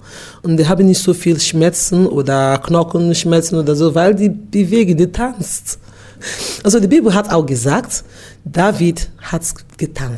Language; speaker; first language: German; non-native, learner; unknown